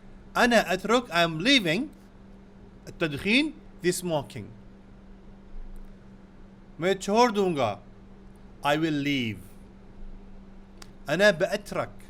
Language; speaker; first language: Arabic; non-native, fluent; Urdu